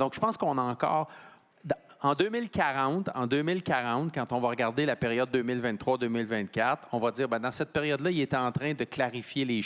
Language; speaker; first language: French; native; French